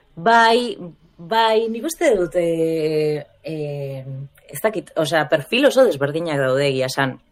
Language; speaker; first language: Basque; native; Basque